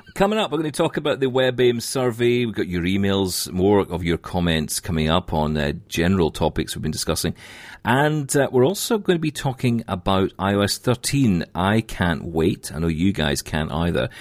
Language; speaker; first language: English; native; English